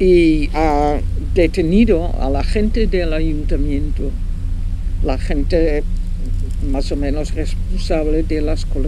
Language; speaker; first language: Spanish; non-native, fluent; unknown